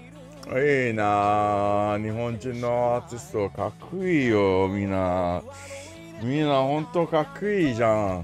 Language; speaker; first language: Japanese; non-native, learner; English